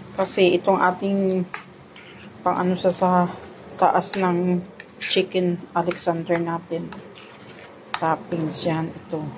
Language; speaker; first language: Filipino; non-native, local second language; Hiligaynon